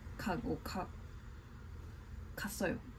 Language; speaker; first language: Korean; non-native, learner; Japanese